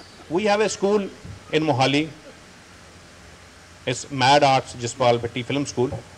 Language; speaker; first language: English; non-native, local second language; Punjabi